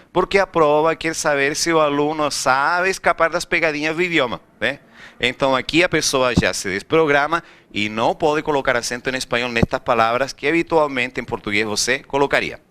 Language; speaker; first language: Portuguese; non-native, fluent; Spanish